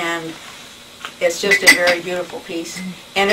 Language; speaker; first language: English; native; English